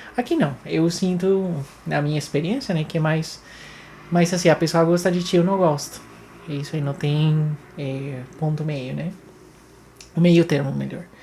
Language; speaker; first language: Portuguese; non-native, fluent; Spanish